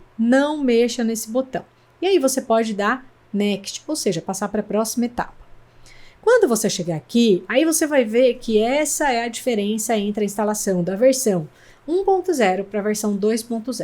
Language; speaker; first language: Portuguese; native; Portuguese